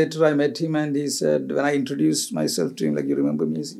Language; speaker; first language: English; non-native, local second language; Malayalam